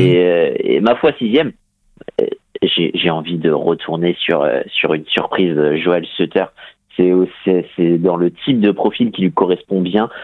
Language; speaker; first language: French; native; French